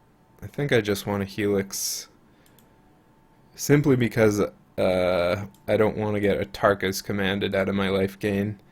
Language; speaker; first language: English; native; English